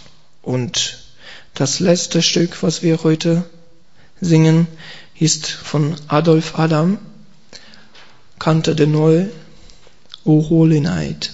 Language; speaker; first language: German; non-native, learner; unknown